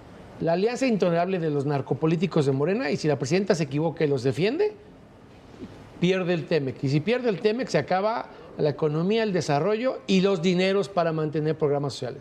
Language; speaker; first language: Spanish; native; Spanish